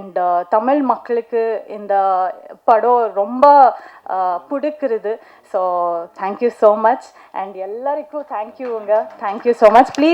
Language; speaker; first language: Tamil; non-native, learner; Kannada